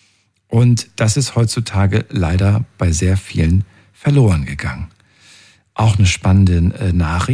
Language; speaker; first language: German; native; German